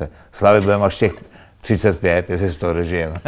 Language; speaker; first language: Czech; native; Czech